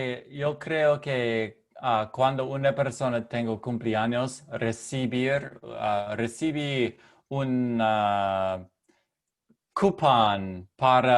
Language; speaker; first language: Spanish; non-native, learner; English